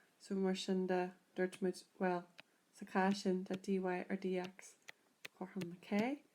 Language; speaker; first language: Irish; native; Irish